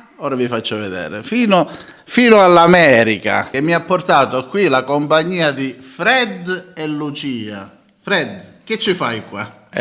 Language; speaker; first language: Italian; native; Italian